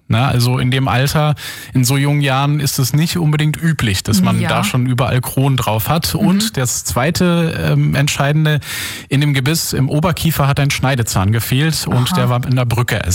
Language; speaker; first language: German; native; German